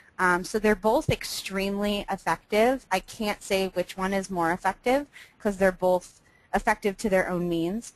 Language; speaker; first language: English; native; English